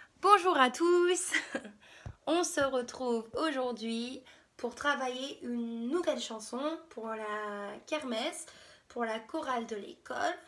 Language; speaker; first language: French; non-native, fluent; English